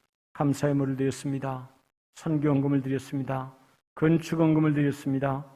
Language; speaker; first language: Korean; native; Korean